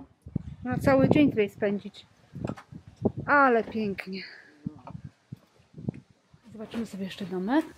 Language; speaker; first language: Polish; native; Polish